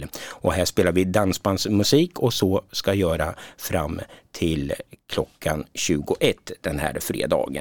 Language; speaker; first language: Swedish; native; Swedish